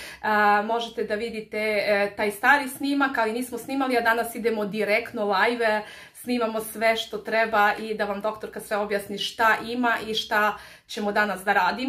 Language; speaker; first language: Serbian; native; Serbian